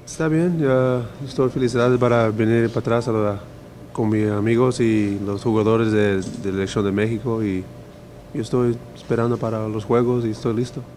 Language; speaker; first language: Spanish; non-native, learner; English